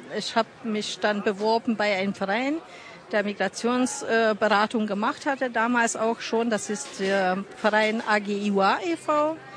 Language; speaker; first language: German; non-native, fluent; Hungarian